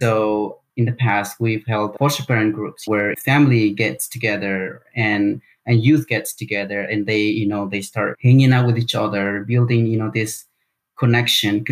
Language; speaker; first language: English; non-native, fluent; Spanish